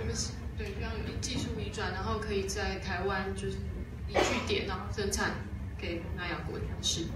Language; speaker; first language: Chinese; native; Chinese